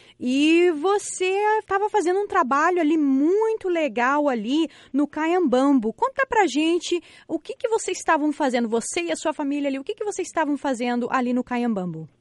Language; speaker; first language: Portuguese; native; Portuguese